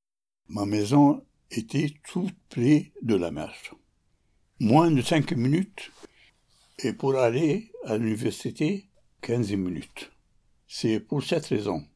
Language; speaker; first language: French; non-native, learner; Arabic